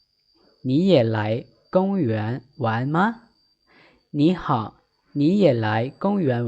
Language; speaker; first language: Chinese; non-native, fluent; Lao